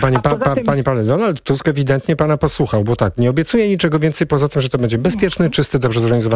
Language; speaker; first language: Polish; native; Polish